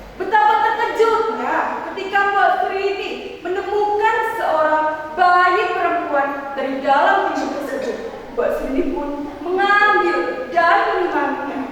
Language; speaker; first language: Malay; non-native, local second language; Javanese